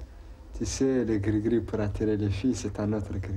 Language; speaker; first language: French; non-native, local second language; Arabic